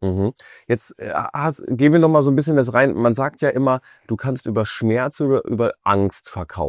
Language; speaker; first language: German; native; German